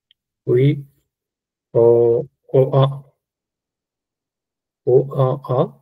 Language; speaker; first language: French; non-native, learner; Punjabi